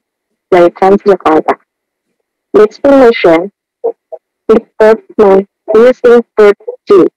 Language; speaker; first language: English; non-native, learner; Indonesian